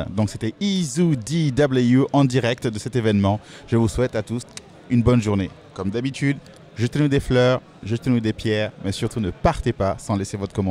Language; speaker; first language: French; native; French